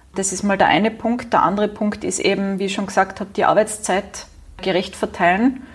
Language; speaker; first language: German; native; German